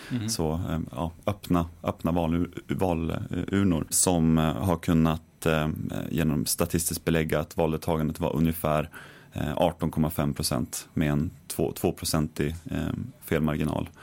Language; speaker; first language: Swedish; native; Swedish